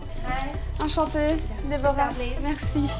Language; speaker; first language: French; native; French